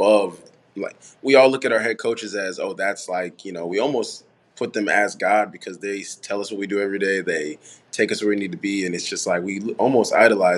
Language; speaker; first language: English; native; English